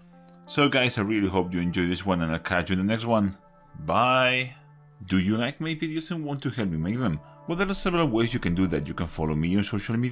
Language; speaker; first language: English; non-native, fluent; Spanish